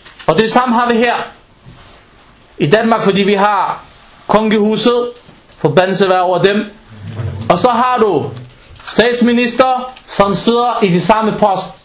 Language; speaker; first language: Danish; non-native, local second language; Arabic